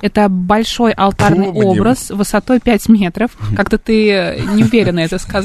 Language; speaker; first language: Russian; native; Russian